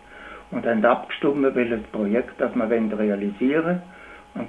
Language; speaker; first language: German; native; German